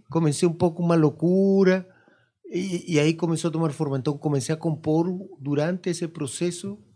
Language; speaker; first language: Portuguese; non-native, fluent; Spanish